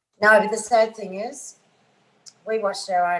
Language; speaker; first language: English; native; English